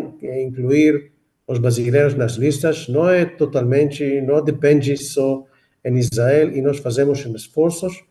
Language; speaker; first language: Portuguese; non-native, fluent; Hebrew